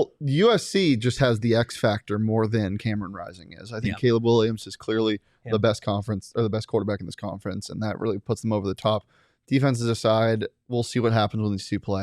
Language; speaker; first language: English; native; English